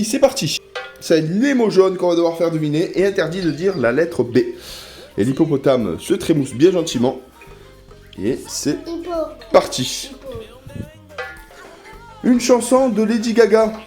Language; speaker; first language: French; native; French